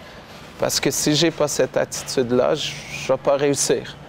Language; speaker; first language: French; non-native, local second language; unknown